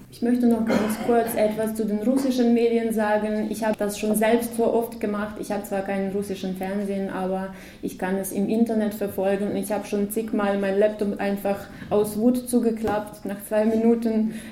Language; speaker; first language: German; non-native, fluent; Ukrainian